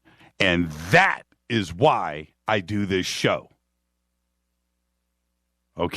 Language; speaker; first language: English; native; English